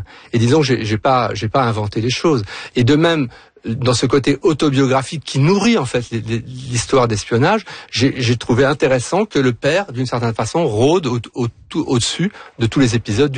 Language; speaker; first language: French; native; French